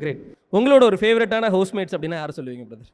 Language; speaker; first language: Tamil; native; Tamil